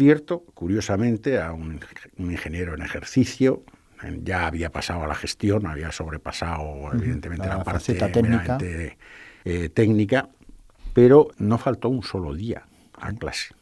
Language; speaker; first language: Spanish; native; Spanish